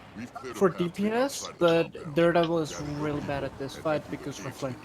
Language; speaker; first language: English; native; English